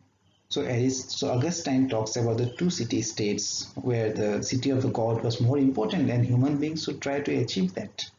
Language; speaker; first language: English; non-native, local second language; Assamese